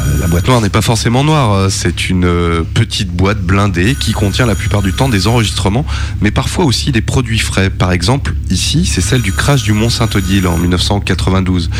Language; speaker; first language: French; native; French